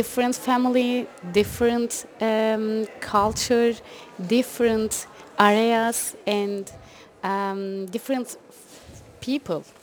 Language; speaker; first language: English; non-native, learner; Turkish